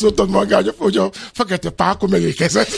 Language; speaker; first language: Hungarian; non-native, fluent; Yoruba